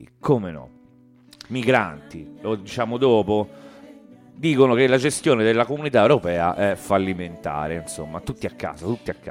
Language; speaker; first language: Italian; native; Italian